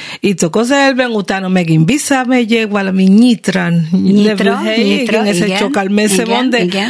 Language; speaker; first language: Hungarian; non-native, learner; Spanish